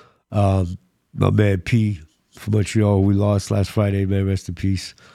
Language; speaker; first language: English; early bilingual, other home language; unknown